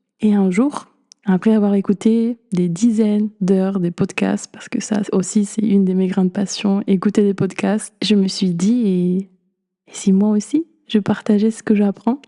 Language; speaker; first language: French; non-native, fluent; Spanish